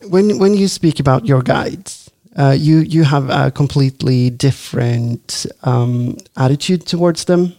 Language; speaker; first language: English; non-native, fluent; Norwegian